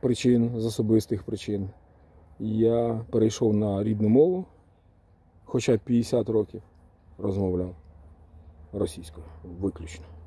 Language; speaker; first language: Ukrainian; non-native, local second language; Russian